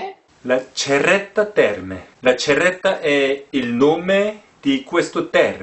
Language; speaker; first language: Italian; non-native, learner; Korean